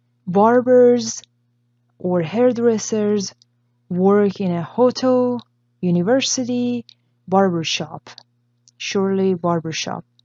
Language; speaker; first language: English; non-native, fluent; Persian